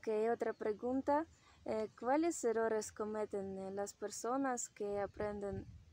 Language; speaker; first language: Spanish; non-native, learner; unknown